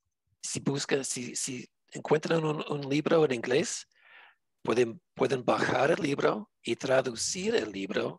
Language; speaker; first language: Spanish; non-native, fluent; English